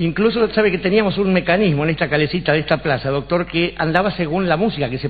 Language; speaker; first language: Spanish; native; Spanish